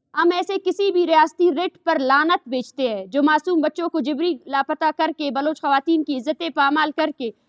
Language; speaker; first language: Urdu; non-native, local second language; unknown